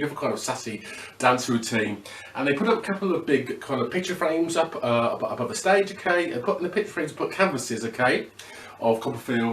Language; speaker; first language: English; native; English